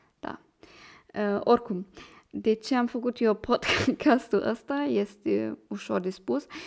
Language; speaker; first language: Romanian; early bilingual, heritage; Romanian